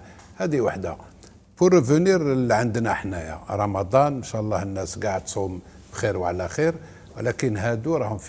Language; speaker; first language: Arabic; native; Arabic